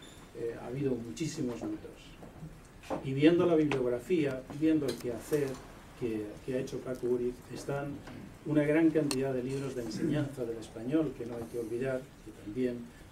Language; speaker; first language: Spanish; native; Spanish